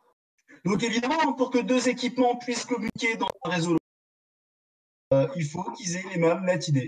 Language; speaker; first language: French; native; French